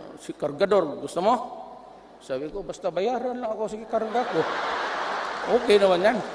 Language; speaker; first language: Filipino; non-native, local second language; Cebuano